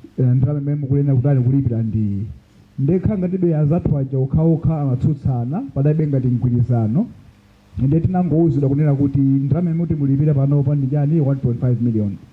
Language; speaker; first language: Nyanja; non-native, local second language; Tumbuka